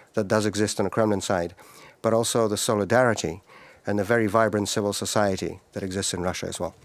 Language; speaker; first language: English; non-native, fluent; Russian